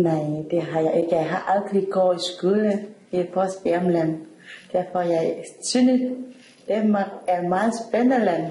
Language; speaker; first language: Danish; non-native, learner; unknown